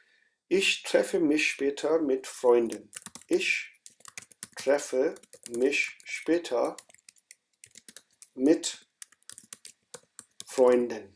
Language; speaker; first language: German; non-native, fluent; Urdu